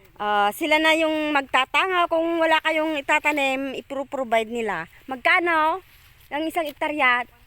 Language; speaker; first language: Filipino; non-native, local second language; Iloko